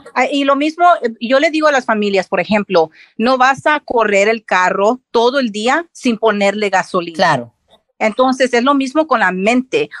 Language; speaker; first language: Spanish; early bilingual, heritage; Spanish